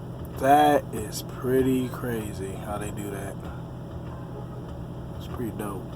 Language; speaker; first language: English; native; English